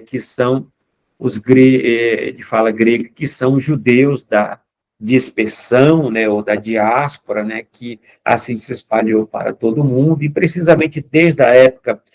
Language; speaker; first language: Portuguese; native; Portuguese